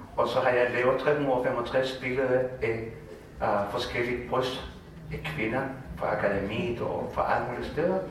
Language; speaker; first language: Danish; non-native, fluent; Spanish